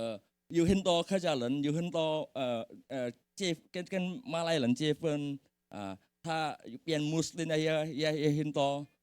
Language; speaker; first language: Chinese; early bilingual, heritage; Hakka Chinese